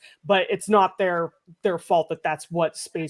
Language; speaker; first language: English; native; English